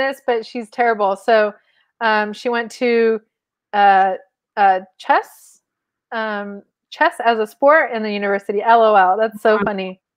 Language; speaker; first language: English; non-native, fluent; Spanish